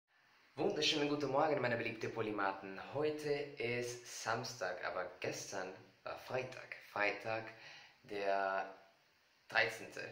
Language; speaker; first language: German; non-native, learner; Spanish